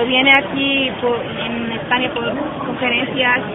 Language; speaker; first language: Spanish; non-native, learner; Arabic